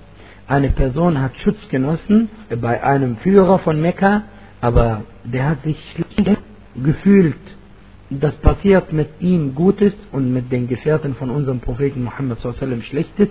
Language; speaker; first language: German; non-native, fluent; Arabic